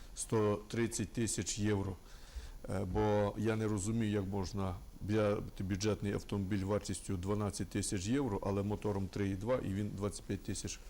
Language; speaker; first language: Ukrainian; native; Ukrainian